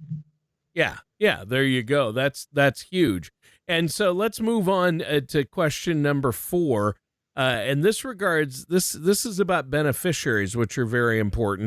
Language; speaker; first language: English; native; English